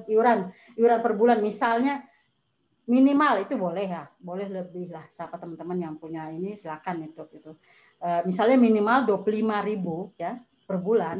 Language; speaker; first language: Indonesian; native; Indonesian